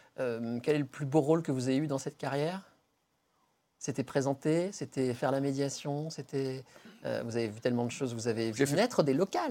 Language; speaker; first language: French; native; French